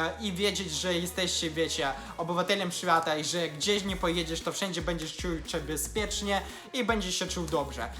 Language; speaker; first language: Polish; non-native, fluent; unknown